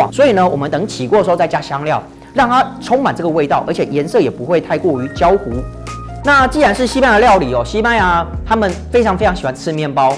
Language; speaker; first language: Chinese; native; Chinese